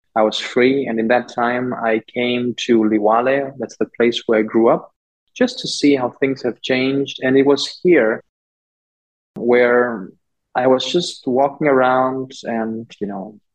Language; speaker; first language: English; non-native, local second language; German